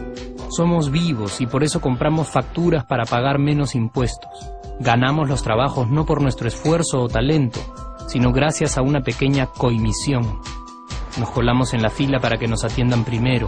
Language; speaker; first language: Spanish; native; Spanish